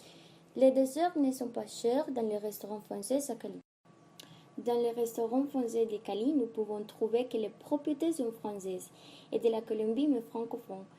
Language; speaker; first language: French; non-native, learner; Spanish